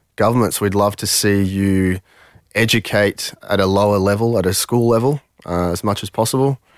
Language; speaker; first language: English; early bilingual, other home language; French